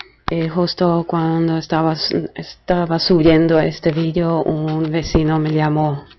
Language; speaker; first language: Spanish; non-native, fluent; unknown